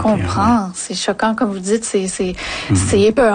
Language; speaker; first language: French; native; French